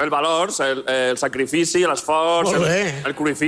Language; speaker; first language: Catalan; non-native, local second language; Spanish